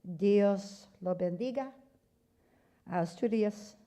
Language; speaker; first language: Spanish; non-native, learner; English